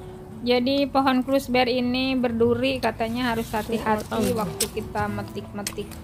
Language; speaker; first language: Indonesian; native; Indonesian